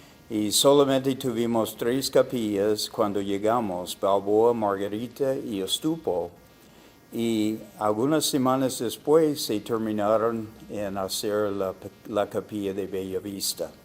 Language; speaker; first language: Spanish; non-native, fluent; English